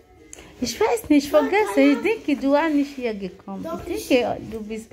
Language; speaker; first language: German; non-native, learner; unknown